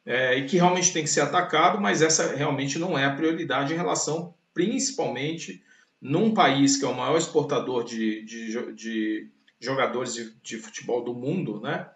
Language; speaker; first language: Portuguese; native; Portuguese